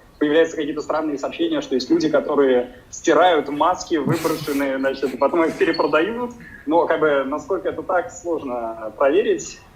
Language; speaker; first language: Russian; native; Russian